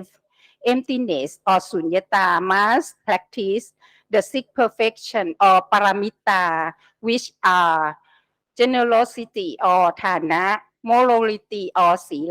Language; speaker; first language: English; non-native, learner; Thai